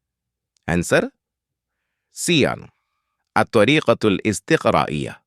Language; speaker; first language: Arabic; non-native, fluent; Malayalam